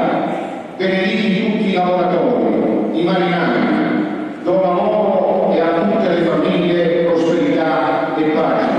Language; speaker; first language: Italian; native; Italian